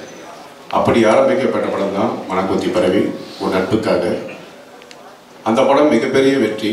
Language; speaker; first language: Tamil; native; Tamil